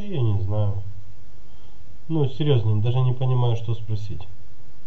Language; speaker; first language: Russian; native; Russian